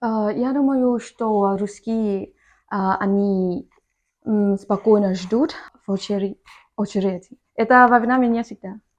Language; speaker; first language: Russian; non-native, learner; Vietnamese